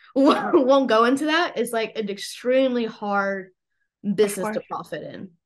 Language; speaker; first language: English; native; English